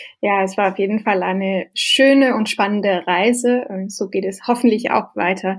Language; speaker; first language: German; non-native, fluent; Danish